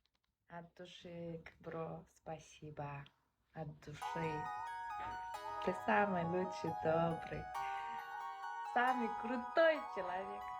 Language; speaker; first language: Russian; non-native, local second language; Uzbek